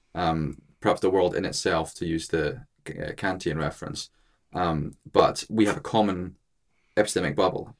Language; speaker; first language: English; native; English